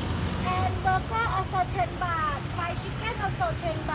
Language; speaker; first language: English; non-native, learner; Thai